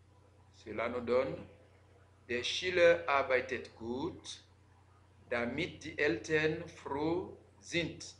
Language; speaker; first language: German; non-native, fluent; French